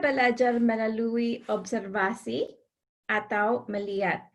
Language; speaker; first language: Indonesian; non-native, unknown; English